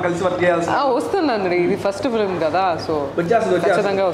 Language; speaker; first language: Telugu; non-native, learner; Tamil